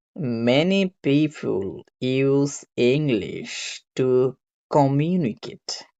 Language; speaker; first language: English; non-native, learner; Bangla